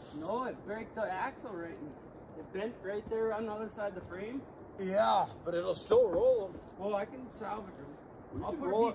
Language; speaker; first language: English; native; English